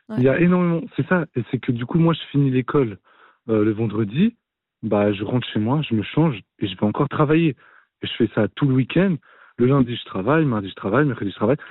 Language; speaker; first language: French; native; French